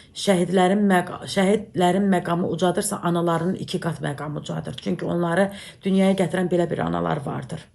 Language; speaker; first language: Azerbaijani; native; Azerbaijani